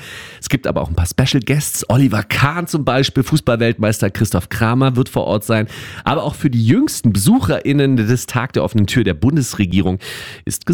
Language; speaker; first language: German; native; German